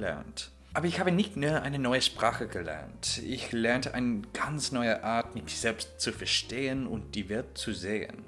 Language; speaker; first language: German; non-native, fluent; English